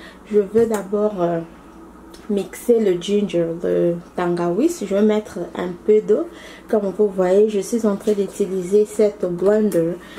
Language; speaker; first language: French; non-native, local second language; Lingala